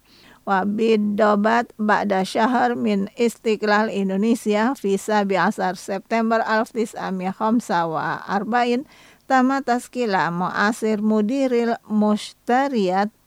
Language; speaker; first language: Arabic; non-native, learner; Indonesian